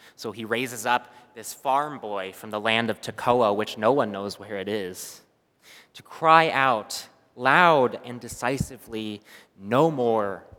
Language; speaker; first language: English; native; English